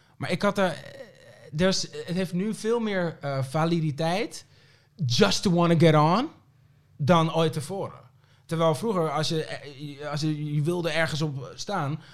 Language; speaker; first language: Dutch; early bilingual, other home language; Papiamento